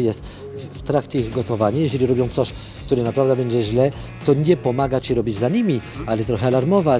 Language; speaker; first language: Polish; non-native, fluent; French